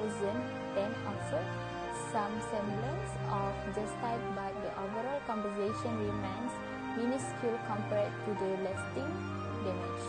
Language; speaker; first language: English; non-native, local second language; Malay